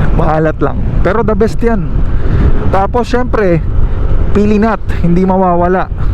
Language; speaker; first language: Filipino; non-native, local second language; Bikol